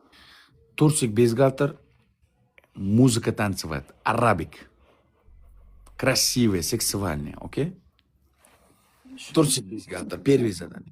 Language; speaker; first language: Russian; non-native, learner; Uzbek